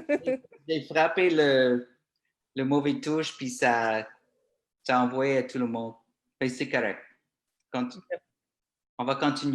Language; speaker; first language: French; non-native, local second language; English